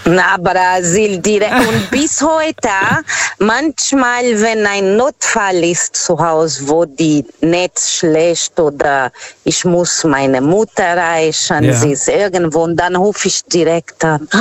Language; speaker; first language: German; non-native, fluent; Portuguese